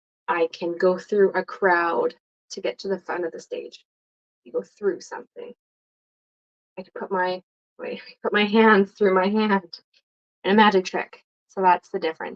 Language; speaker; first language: English; non-native, fluent; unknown